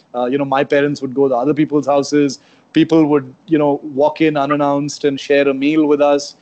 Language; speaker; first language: English; non-native, local second language; Konkani